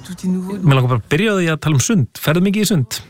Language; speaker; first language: Icelandic; native; Icelandic